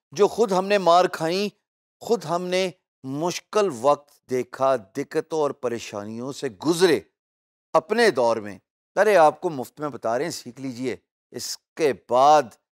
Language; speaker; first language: Urdu; native; Urdu